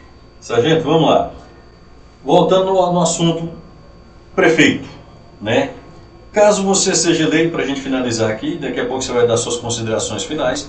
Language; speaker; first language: Portuguese; native; Portuguese